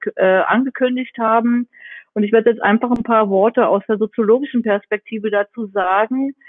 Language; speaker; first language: German; native; German